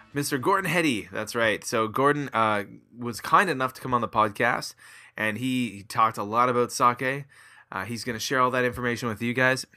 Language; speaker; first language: English; native; English